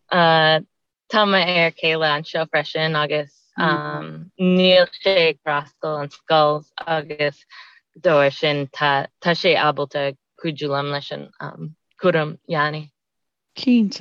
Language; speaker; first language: Irish; non-native, learner; English